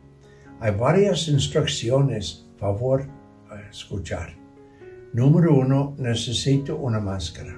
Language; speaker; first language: Spanish; non-native, learner; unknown